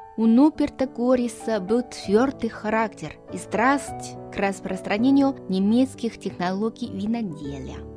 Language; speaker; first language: Russian; non-native, fluent; Chinese